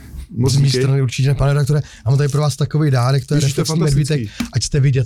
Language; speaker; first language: Czech; native; Czech